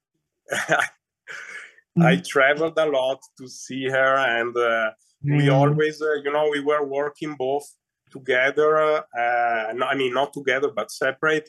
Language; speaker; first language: English; non-native, fluent; Italian